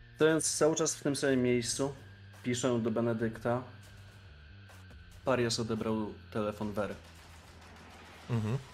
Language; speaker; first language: Polish; native; Polish